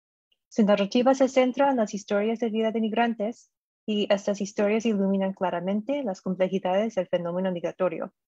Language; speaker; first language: Spanish; non-native, fluent; English